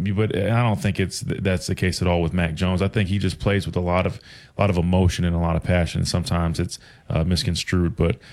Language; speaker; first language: English; native; English